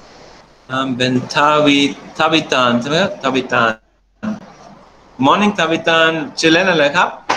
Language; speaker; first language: Thai; non-native, learner; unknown